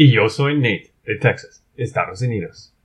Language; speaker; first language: Spanish; non-native, learner; English